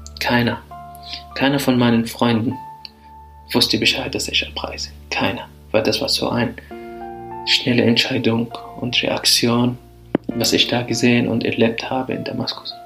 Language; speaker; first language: German; non-native, fluent; Arabic